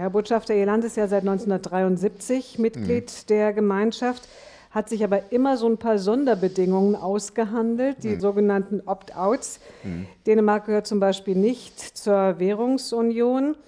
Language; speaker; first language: German; native; German